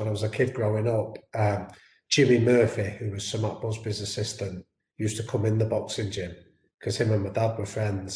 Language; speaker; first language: English; native; English